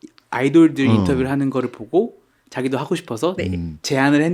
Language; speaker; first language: Korean; native; Korean